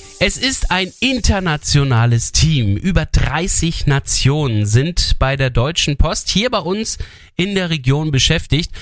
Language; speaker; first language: German; native; German